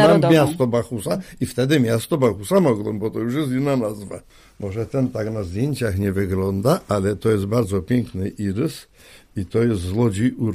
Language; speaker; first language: Polish; native; Polish